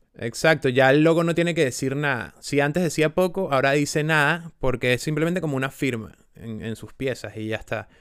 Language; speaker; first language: Spanish; native; Spanish